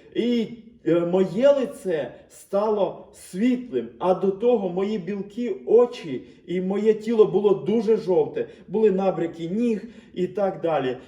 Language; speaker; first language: Ukrainian; native; Ukrainian